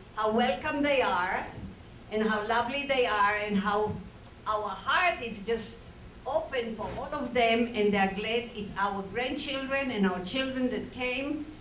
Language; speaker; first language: English; non-native, fluent; Hebrew